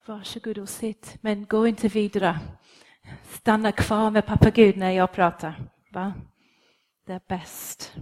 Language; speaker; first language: Swedish; non-native, fluent; English